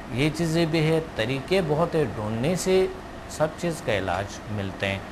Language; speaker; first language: Urdu; non-native, local second language; Pashto